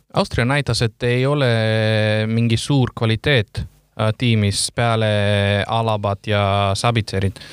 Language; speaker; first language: Estonian; non-native, fluent; Macedonian